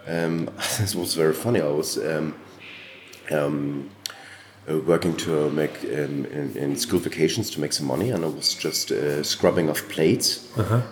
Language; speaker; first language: English; non-native, fluent; German